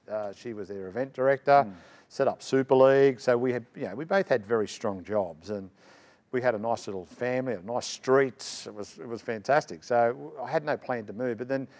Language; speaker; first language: English; native; English